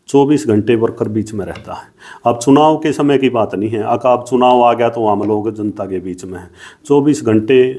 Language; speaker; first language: Hindi; native; Hindi